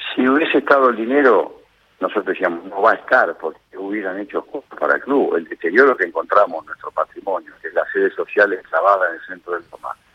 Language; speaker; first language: Spanish; native; Spanish